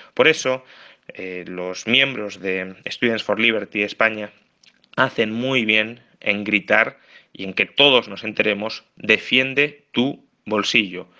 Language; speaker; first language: Spanish; native; Spanish